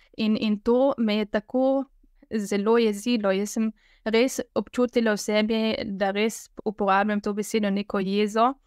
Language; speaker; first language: Slovenian; native; Slovenian